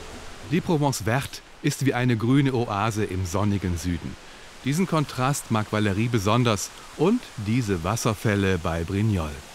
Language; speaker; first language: German; native; German